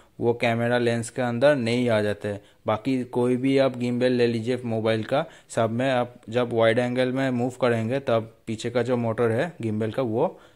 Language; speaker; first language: Hindi; native; Hindi